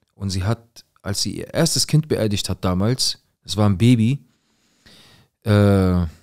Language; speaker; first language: German; native; German